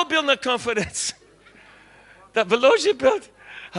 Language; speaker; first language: Russian; non-native, learner; English